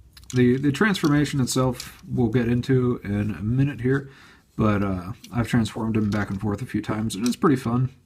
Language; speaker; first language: English; native; English